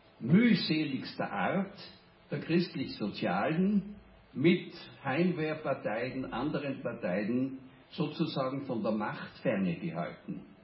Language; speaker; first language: German; native; German